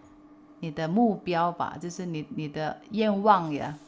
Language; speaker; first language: Chinese; non-native, fluent; Indonesian